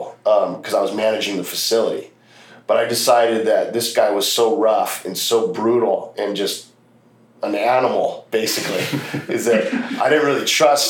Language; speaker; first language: English; native; English